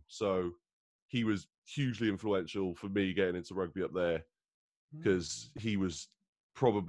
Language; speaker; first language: English; native; English